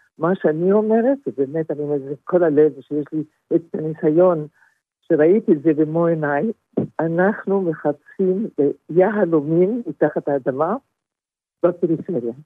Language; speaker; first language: Hebrew; non-native, fluent; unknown